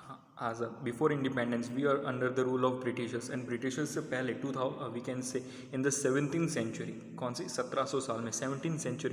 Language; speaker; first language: English; non-native, local second language; Hindi